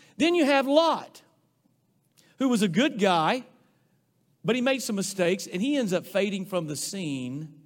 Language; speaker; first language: English; native; English